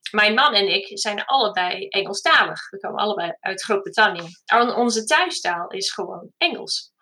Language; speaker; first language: Dutch; non-native, fluent; English